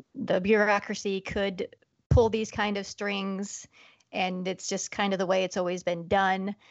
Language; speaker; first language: English; native; English